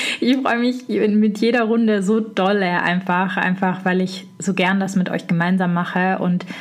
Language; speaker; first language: German; native; German